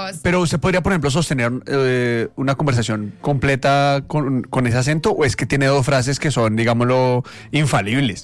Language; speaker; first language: Spanish; native; Spanish